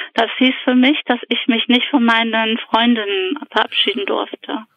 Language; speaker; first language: German; early bilingual, other home language; Polish